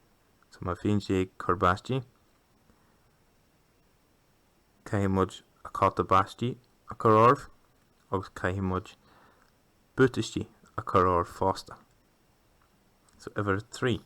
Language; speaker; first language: Irish; non-native, local second language; English